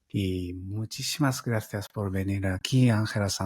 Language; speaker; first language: Spanish; non-native, fluent; Japanese